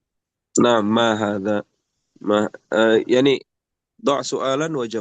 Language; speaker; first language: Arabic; non-native, fluent; Indonesian